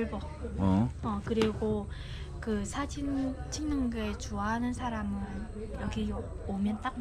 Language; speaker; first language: Korean; non-native, fluent; Vietnamese